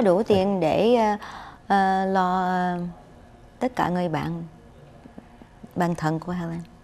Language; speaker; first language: Vietnamese; non-native, fluent; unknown